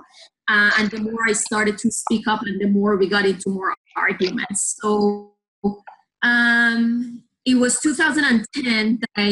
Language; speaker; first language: English; non-native, fluent; Persian